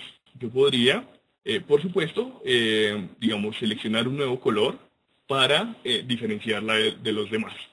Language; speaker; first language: Spanish; native; Spanish